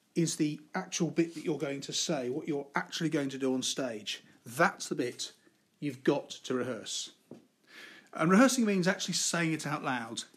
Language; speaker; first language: English; native; English